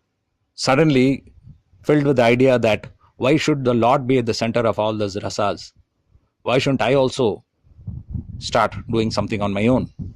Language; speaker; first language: English; non-native, local second language; Tamil